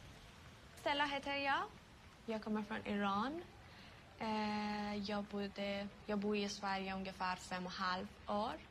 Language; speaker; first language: Swedish; non-native, learner; Persian